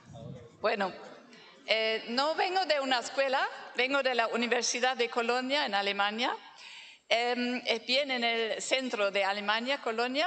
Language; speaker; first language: Spanish; non-native, fluent; German